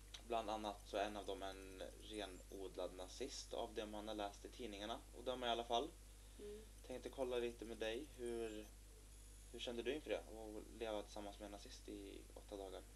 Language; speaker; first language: Swedish; native; Swedish